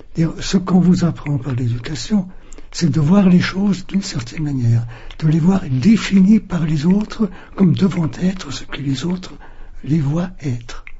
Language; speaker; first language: French; non-native, fluent; German